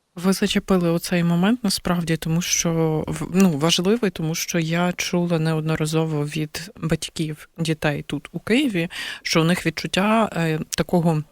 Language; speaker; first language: Ukrainian; native; Ukrainian